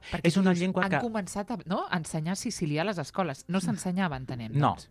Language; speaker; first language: Catalan; native; Catalan